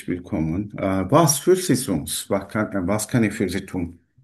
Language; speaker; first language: German; non-native, learner; Turkish